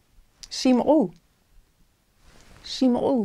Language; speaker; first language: Hebrew; non-native, fluent; Korean